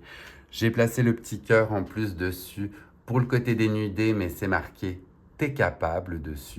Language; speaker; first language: French; native; French